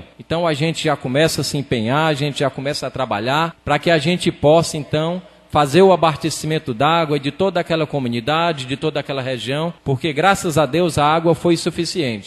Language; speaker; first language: Portuguese; native; Portuguese